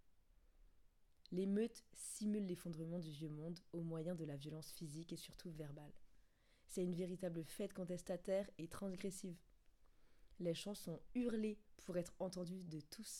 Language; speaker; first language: French; native; French